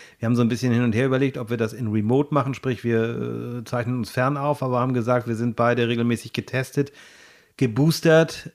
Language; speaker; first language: German; native; German